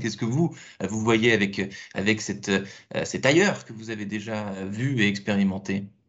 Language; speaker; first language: French; native; French